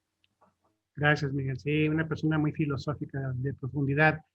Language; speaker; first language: Spanish; native; Spanish